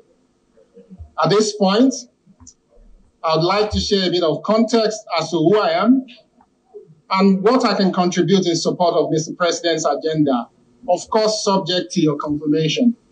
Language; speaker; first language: English; non-native, local second language; Yoruba